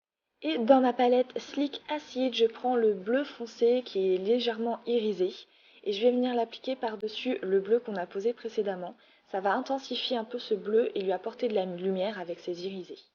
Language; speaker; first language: French; native; French